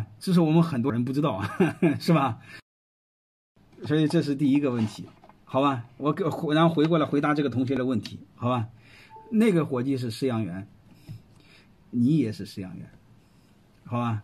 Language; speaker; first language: Chinese; native; Chinese